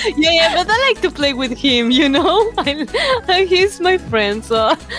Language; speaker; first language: English; non-native, fluent; Spanish